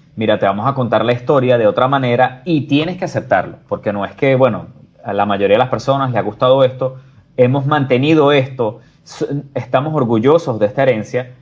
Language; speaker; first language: Spanish; native; Spanish